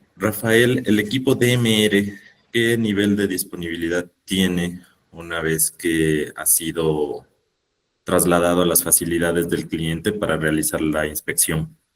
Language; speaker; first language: Spanish; native; Spanish